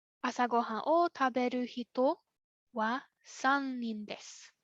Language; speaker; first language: Japanese; non-native, fluent; English